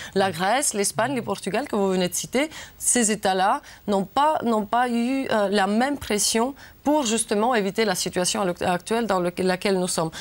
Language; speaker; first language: French; non-native, fluent; Bulgarian